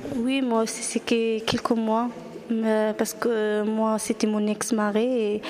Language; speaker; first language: French; non-native, learner; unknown